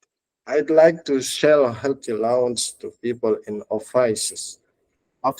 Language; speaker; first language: English; non-native, learner; Indonesian